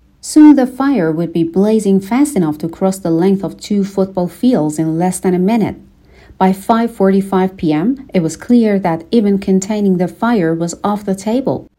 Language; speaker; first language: English; non-native, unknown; Persian